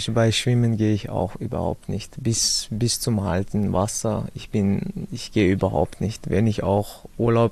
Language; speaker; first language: German; early bilingual, other home language; Chechen